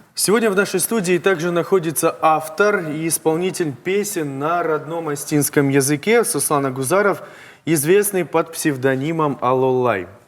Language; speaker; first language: Russian; native; Russian